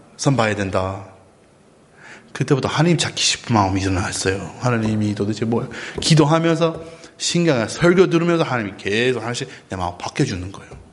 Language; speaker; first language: Korean; non-native, learner; English